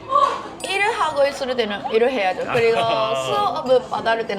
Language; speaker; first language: Korean; non-native, fluent; Japanese